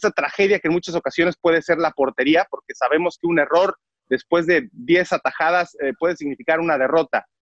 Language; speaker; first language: Spanish; native; Spanish